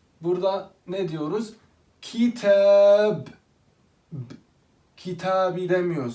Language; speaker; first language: Turkish; non-native, fluent; Arabic